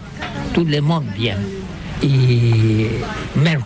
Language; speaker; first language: French; non-native, learner; Catalan